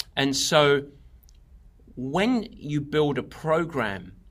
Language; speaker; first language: English; native; English